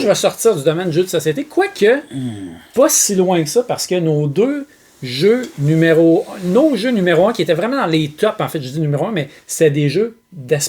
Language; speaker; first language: French; native; French